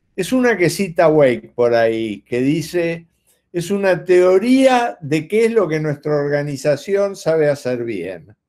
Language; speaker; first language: Spanish; native; Spanish